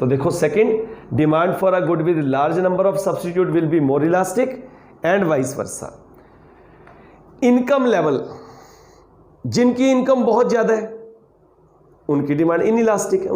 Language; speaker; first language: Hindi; native; Hindi